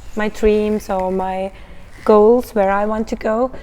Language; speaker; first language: English; non-native, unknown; Estonian